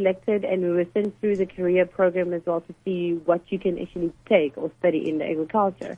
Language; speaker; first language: English; non-native, local second language; Zulu